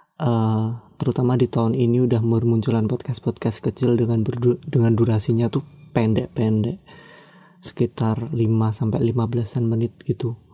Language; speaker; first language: Indonesian; non-native, local second language; Javanese